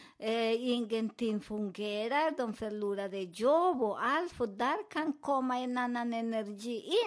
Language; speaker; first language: Swedish; non-native, fluent; Spanish